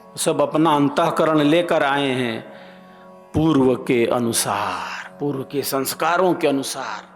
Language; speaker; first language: Hindi; native; Hindi